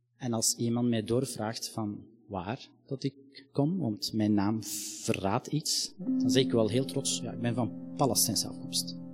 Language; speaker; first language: Dutch; non-native, fluent; Arabic